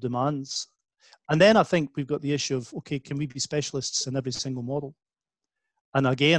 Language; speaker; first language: English; native; English